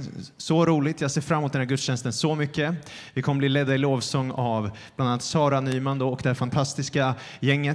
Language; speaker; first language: Swedish; native; Swedish